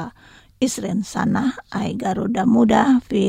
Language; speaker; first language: Arabic; non-native, fluent; Indonesian